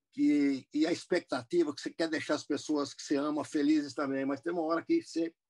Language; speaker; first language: Portuguese; non-native, fluent; English